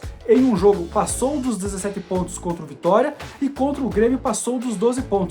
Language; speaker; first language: Portuguese; native; Portuguese